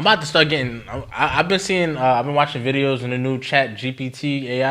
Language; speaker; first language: English; native; English